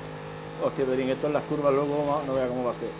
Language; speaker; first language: Spanish; native; Spanish